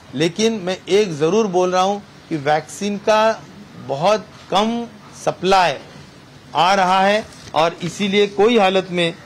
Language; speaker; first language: Hindi; non-native, local second language; Marathi